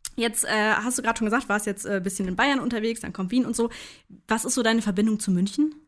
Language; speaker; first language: German; native; German